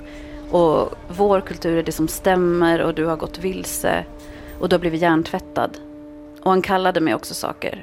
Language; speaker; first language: Swedish; early bilingual, other home language; Arabic